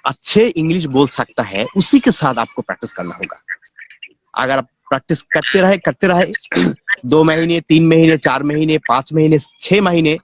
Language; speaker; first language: Hindi; non-native, learner; Bangla